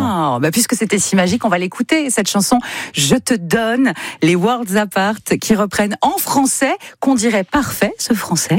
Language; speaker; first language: French; native; French